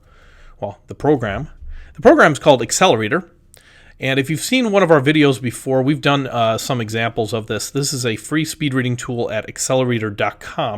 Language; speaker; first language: English; native; English